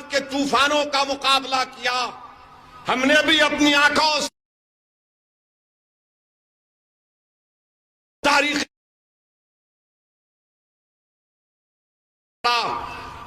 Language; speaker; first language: Urdu; native; Urdu